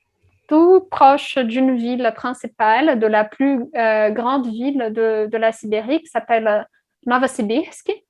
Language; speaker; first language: French; non-native, fluent; Portuguese